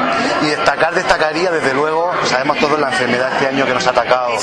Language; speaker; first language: Spanish; native; Spanish